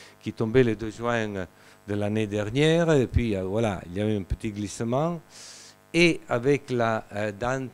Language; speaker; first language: French; non-native, fluent; Italian